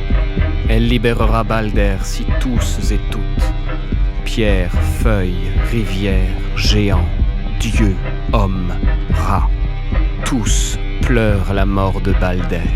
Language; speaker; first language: French; native; French